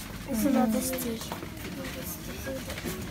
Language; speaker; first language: Russian; early bilingual, heritage; Russian